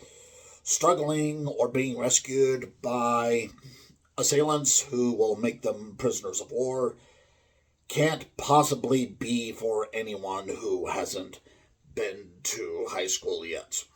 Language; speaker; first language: English; native; English